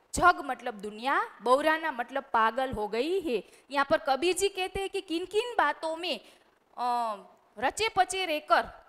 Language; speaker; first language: Hindi; non-native, local second language; Gujarati